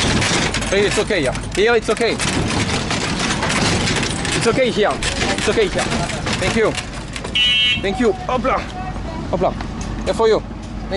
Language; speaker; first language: English; non-native, learner; French